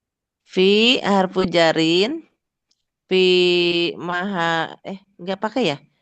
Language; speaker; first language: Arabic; non-native, learner; Indonesian